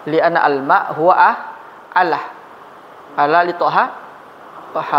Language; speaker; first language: Arabic; non-native, fluent; Indonesian